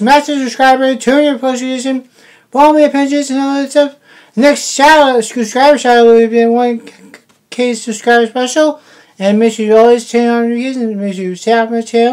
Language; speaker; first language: English; native; English